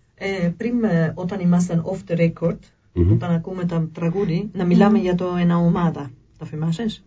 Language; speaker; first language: Greek; non-native, learner; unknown